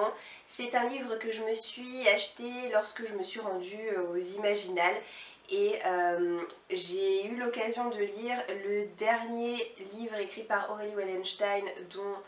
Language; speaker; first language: French; native; French